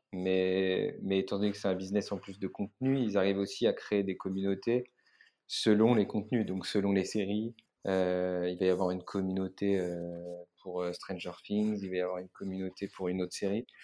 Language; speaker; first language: French; native; French